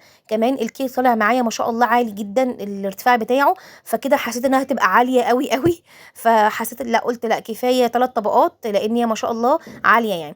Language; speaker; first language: Arabic; native; Arabic